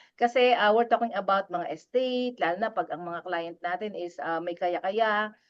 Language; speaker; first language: Filipino; non-native, local second language; Pampanga